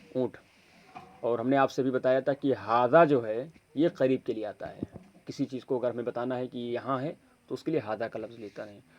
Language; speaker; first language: Urdu; native; Urdu